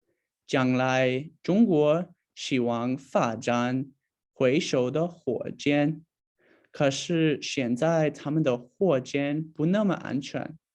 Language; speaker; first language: Chinese; non-native, learner; English